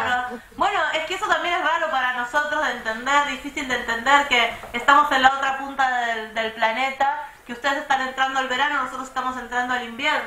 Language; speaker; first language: Spanish; native; Spanish